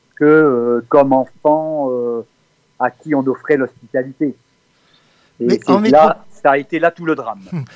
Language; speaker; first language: French; native; French